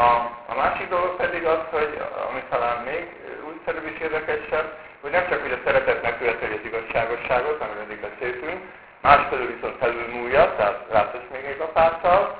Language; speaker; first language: Hungarian; native; Hungarian